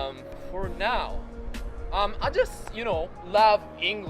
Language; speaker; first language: English; non-native, fluent; Japanese